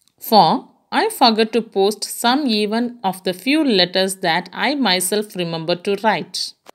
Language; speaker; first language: English; non-native, local second language; Tamil